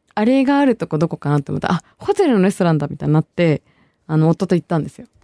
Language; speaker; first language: Japanese; early bilingual, other home language; Bangla